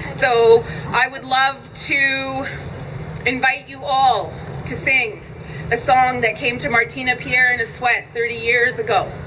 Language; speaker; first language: English; native; English